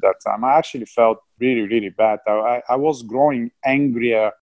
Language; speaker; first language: English; non-native, fluent; Bulgarian